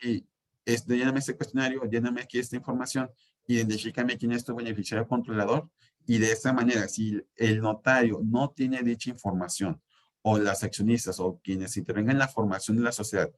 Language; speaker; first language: Spanish; native; Spanish